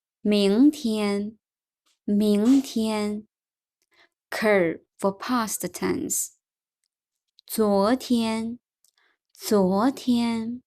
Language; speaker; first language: Chinese; non-native, learner; Urdu